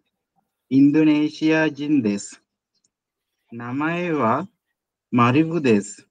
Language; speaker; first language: Japanese; non-native, learner; Sinhala